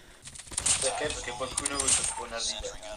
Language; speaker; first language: Italian; native; Italian